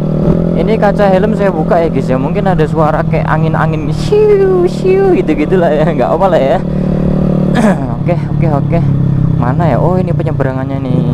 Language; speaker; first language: Indonesian; non-native, local second language; Javanese